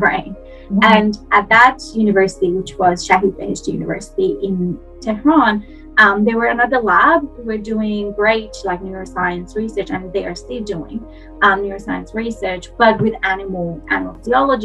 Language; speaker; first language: English; non-native, fluent; Persian